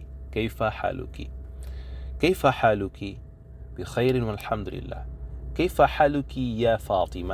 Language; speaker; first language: Arabic; non-native, fluent; Indonesian